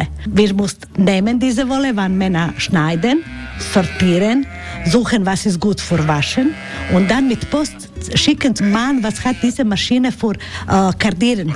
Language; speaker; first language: German; non-native, learner; Croatian